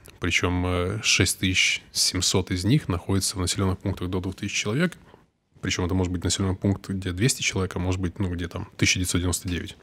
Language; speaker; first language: Russian; native; Russian